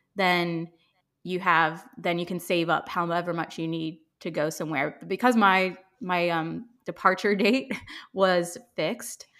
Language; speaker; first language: English; native; English